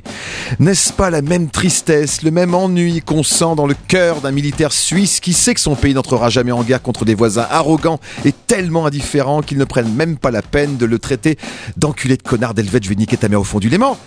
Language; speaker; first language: French; native; French